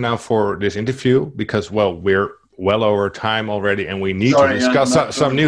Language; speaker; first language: English; non-native, fluent; Dutch